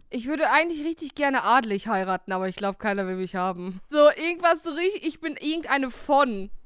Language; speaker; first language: German; native; German